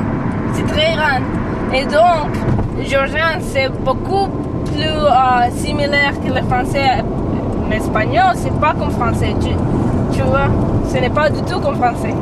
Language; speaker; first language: French; non-native, learner; Spanish